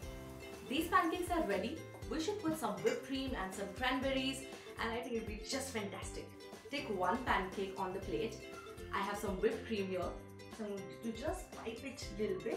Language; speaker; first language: English; non-native, local second language; Hindi